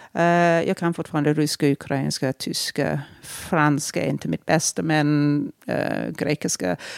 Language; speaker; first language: Swedish; non-native, fluent; English